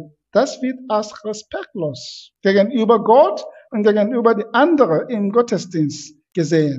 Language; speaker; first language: German; non-native, fluent; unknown